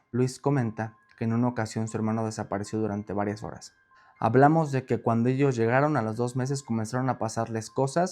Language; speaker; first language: Spanish; native; Spanish